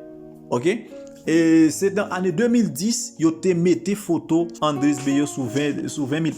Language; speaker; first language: French; non-native, local second language; Haitian Creole